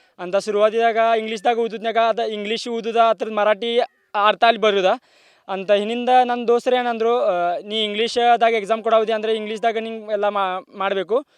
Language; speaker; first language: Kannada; non-native, local second language; Marathi